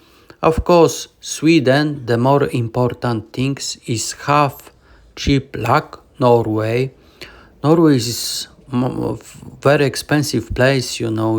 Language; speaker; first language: English; non-native, learner; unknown